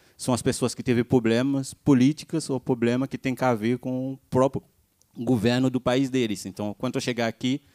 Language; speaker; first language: Portuguese; non-native, fluent; Haitian Creole